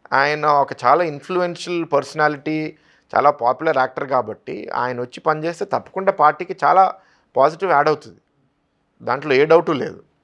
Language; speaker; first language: Telugu; native; Telugu